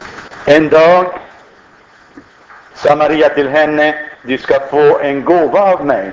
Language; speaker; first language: Swedish; non-native, fluent; Arabic